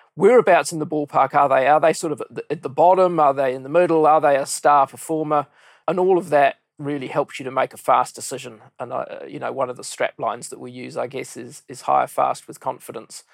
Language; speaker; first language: English; native; English